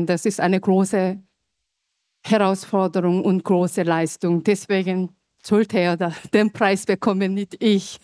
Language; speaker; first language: German; non-native, fluent; Korean